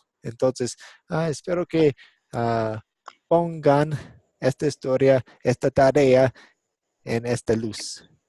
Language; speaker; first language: Spanish; non-native, fluent; English